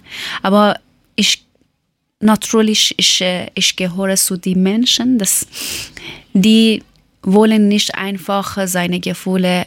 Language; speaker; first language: German; non-native, learner; Persian